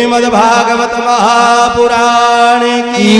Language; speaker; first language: Hindi; native; Hindi